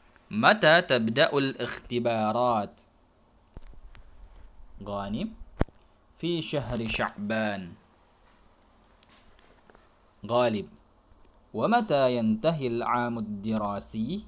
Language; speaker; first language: Arabic; non-native, fluent; Indonesian